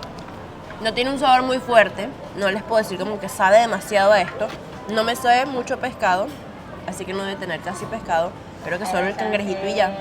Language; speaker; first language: Spanish; native; Spanish